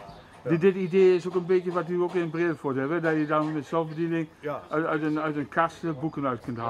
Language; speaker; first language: Dutch; native; Dutch